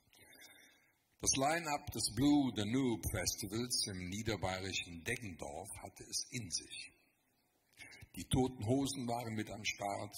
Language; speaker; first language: German; native; German